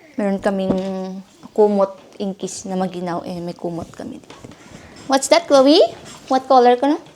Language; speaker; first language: Filipino; non-native, local second language; Hiligaynon